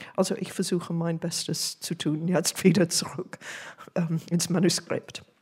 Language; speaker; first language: German; non-native, fluent; English